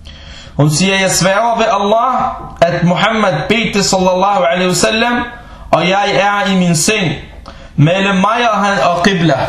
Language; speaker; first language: Danish; early bilingual, other home language; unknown